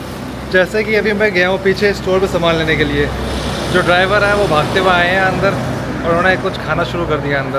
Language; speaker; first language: Hindi; native; Hindi